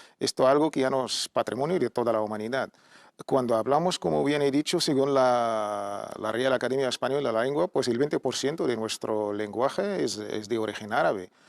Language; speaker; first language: Spanish; non-native, fluent; Arabic